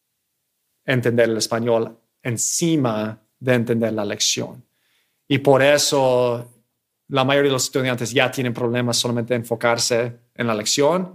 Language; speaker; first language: Spanish; non-native, fluent; English